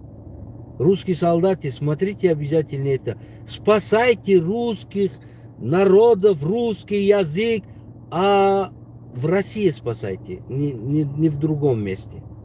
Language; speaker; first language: Russian; non-native, local second language; Tajik